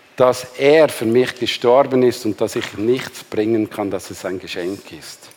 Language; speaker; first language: German; native; German